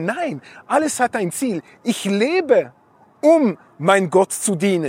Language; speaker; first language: German; non-native, fluent; Hebrew